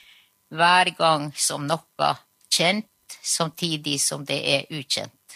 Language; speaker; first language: Norwegian; non-native, local second language; Northern Sami